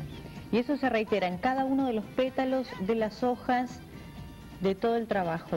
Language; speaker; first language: Spanish; native; Spanish